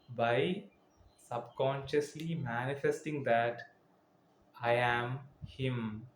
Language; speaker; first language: English; non-native, local second language; Malayalam